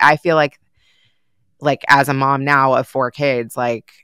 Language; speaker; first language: English; native; English